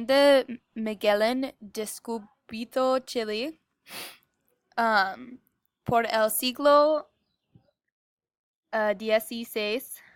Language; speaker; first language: Spanish; non-native, learner; English